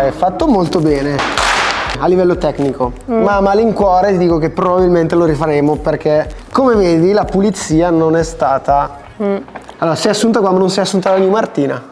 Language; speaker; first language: Italian; native; Italian